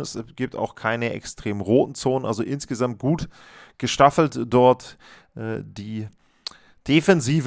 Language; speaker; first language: German; native; German